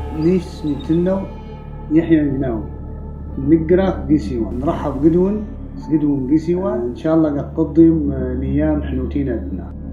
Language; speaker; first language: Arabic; non-native, local second language; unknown